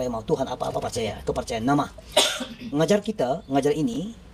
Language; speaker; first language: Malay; non-native, learner; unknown